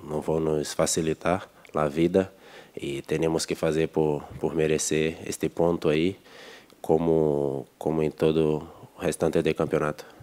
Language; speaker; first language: Spanish; non-native, learner; Portuguese